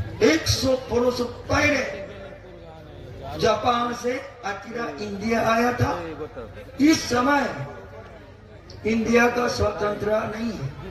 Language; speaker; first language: Hindi; non-native, learner; Japanese